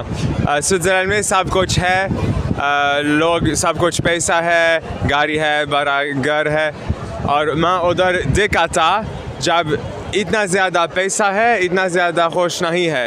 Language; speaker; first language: Hindi; non-native, learner; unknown